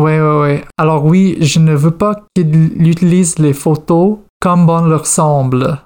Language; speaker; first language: French; non-native, fluent; English